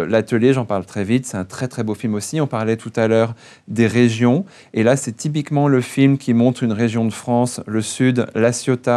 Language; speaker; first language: French; native; French